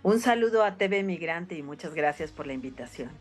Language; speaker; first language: Spanish; native; Spanish